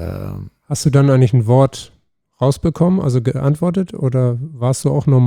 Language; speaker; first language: German; native; German